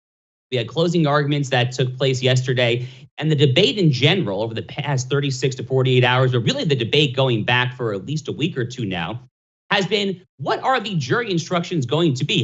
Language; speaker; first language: English; native; English